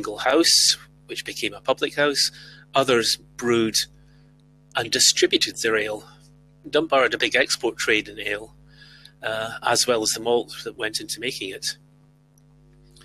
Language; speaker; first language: English; native; English